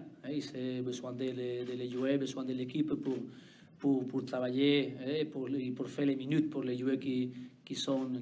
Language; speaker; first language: French; non-native, learner; Spanish